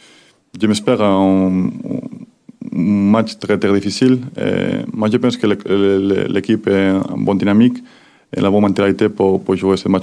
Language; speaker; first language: French; non-native, learner; Spanish